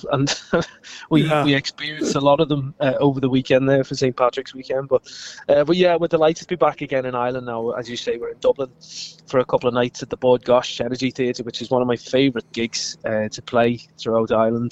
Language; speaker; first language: English; native; English